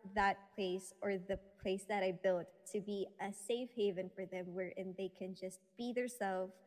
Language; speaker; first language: English; non-native, local second language; Filipino